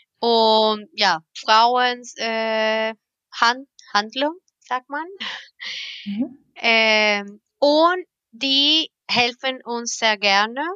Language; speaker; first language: German; non-native, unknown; Spanish